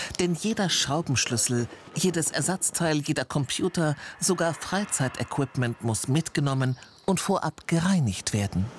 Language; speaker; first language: German; native; German